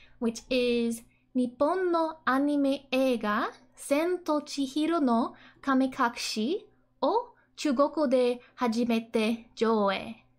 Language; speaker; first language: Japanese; non-native, fluent; English